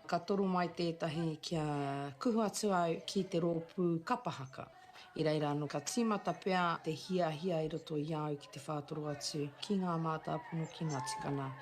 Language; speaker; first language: Māori; non-native, local second language; English